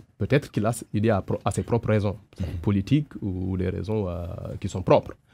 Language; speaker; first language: French; non-native, local second language; Wolof